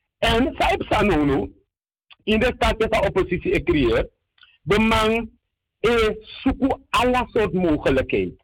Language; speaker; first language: Dutch; native; Dutch